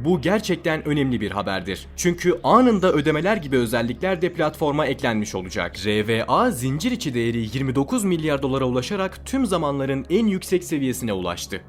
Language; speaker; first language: Turkish; native; Turkish